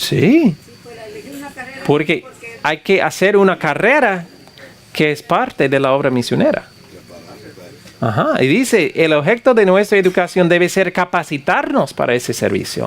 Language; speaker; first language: Spanish; non-native, fluent; English